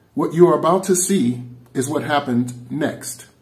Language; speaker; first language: English; native; English